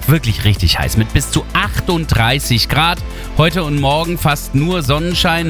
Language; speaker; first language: German; native; German